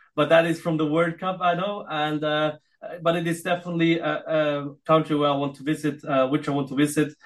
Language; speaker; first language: English; non-native, fluent; Filipino